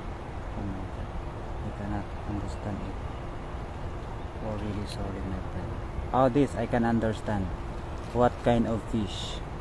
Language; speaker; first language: English; non-native, learner; Filipino